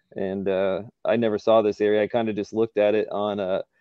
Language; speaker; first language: English; native; English